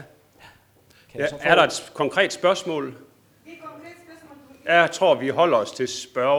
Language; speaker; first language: Danish; native; Danish